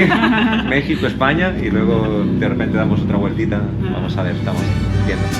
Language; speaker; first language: Spanish; native; Spanish